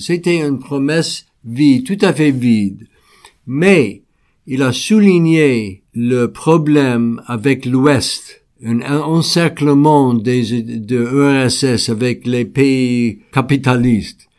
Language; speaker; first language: French; non-native, fluent; English